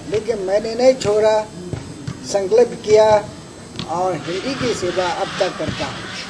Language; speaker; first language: Hindi; non-native, local second language; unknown